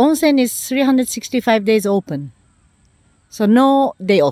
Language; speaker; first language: English; non-native, learner; Japanese